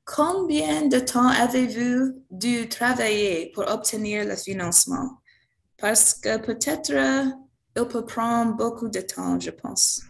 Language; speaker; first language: French; non-native, fluent; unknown